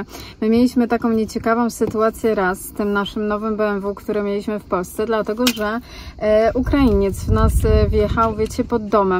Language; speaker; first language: Polish; native; Polish